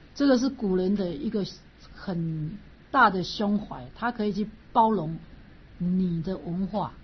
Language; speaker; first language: Chinese; native; Chinese